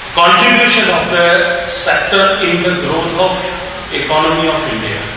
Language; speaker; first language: English; non-native, local second language; Hindi